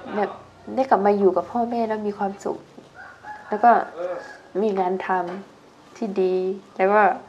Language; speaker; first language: Thai; non-native, local second language; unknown